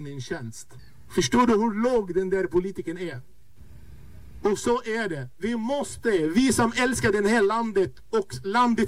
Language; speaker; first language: Swedish; non-native, fluent; Arabic